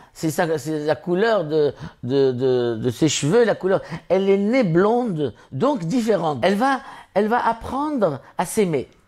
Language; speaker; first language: French; non-native, local second language; Arabic